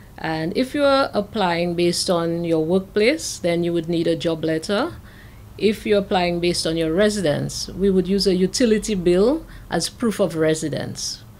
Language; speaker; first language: English; native; English